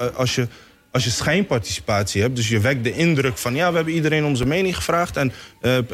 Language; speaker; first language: Dutch; non-native, fluent; Somali